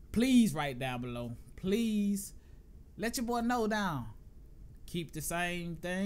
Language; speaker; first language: English; native; English